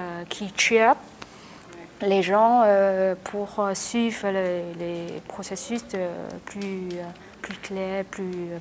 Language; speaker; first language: French; non-native, learner; Vietnamese